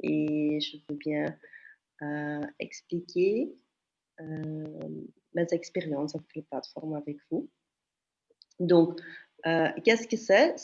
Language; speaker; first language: French; non-native, local second language; Dutch